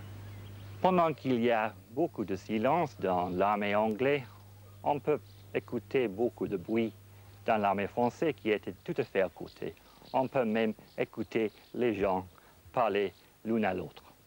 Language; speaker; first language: French; non-native, fluent; English